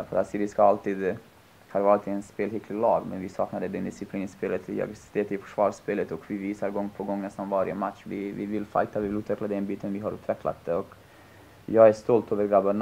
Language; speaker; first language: Swedish; non-native, fluent; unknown